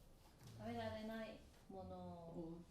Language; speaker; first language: Japanese; non-native, learner; English